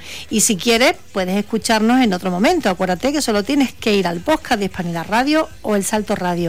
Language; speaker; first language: Spanish; native; Spanish